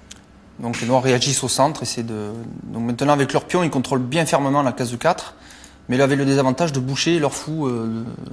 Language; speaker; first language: French; native; French